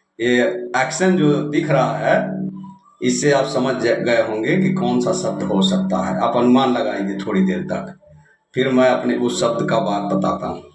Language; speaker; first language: Hindi; native; Hindi